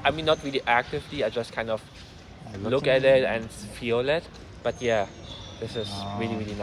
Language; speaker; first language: English; non-native, fluent; German